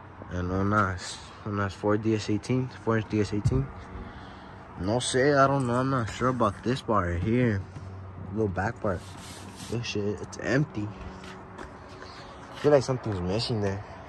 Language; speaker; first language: English; early bilingual, other home language; Spanish